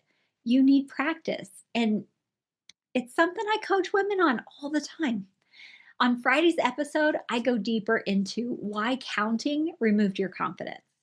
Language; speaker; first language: English; native; English